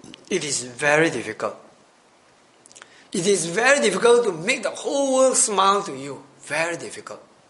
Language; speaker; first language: English; non-native, local second language; Chinese